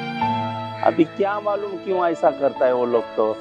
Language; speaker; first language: Hindi; non-native, local second language; Marathi